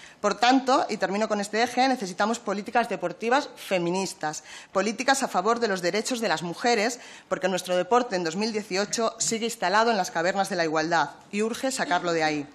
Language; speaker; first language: Spanish; native; Spanish